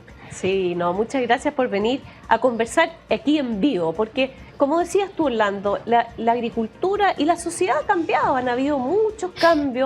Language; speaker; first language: Spanish; native; Spanish